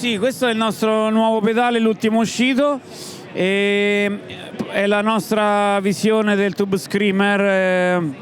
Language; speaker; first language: Italian; native; Italian